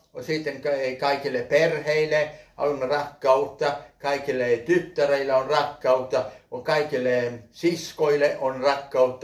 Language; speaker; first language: Finnish; early bilingual, heritage; Finnish